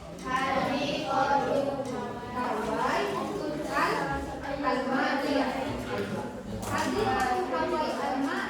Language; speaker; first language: Arabic; non-native, learner; Indonesian